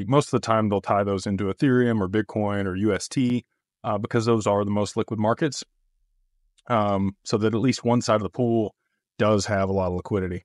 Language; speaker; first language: English; native; English